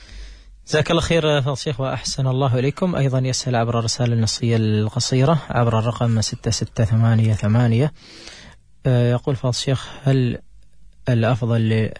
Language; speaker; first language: Arabic; native; Arabic